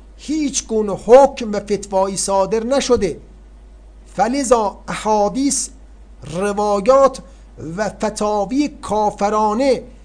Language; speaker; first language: Persian; native; Persian